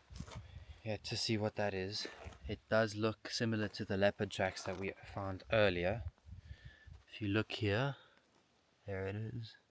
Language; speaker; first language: English; native; English